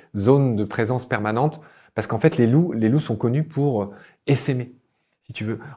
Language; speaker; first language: French; native; French